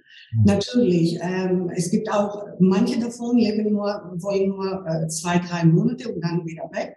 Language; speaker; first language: German; non-native, fluent; Greek